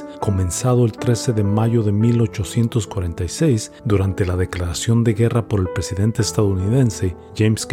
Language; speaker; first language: Spanish; native; Spanish